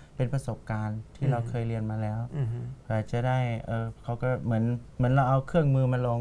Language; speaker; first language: Thai; non-native, fluent; English